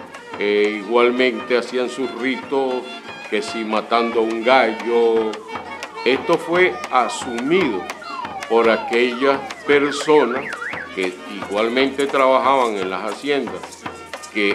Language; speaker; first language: Spanish; native; Spanish